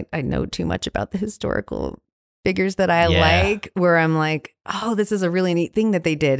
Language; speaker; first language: English; native; English